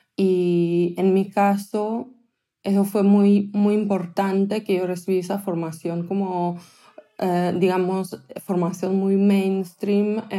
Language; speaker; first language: Spanish; non-native, fluent; Hebrew